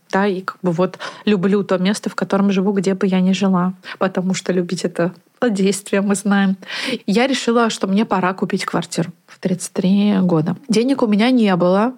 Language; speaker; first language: Russian; native; Russian